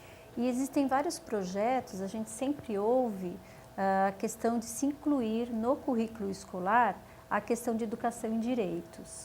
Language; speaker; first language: Portuguese; native; Portuguese